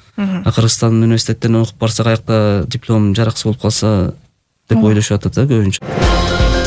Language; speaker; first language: Kyrgyz; early bilingual, heritage; Kyrgyz